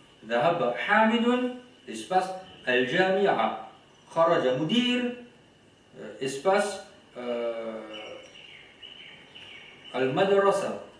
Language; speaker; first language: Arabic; non-native, learner; Haitian Creole